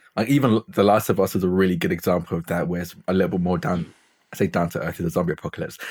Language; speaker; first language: English; native; English